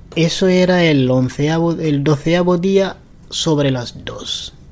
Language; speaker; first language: Spanish; non-native, fluent; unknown